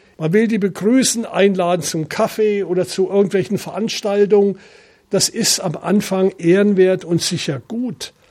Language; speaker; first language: German; native; German